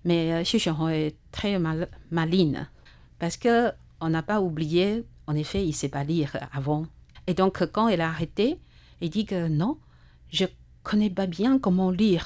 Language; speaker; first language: French; non-native, learner; Chinese